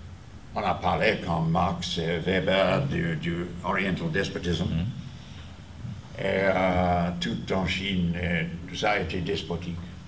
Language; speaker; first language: French; non-native, fluent; English